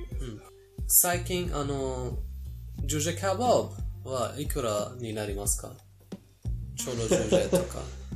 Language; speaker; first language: Japanese; non-native, fluent; Persian